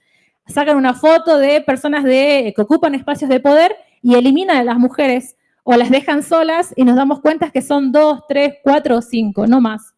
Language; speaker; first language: Spanish; native; Spanish